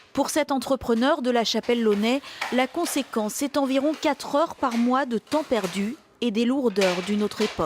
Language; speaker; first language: French; native; French